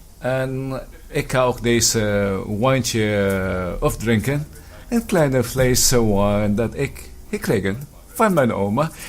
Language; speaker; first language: Dutch; non-native, fluent; Filipino